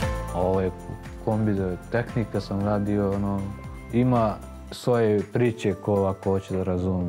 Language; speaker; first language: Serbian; non-native, local second language; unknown